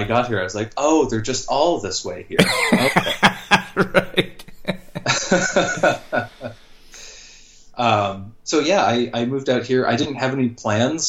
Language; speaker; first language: English; native; English